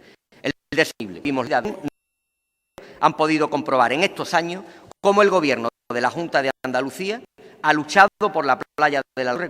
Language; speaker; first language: Spanish; native; Spanish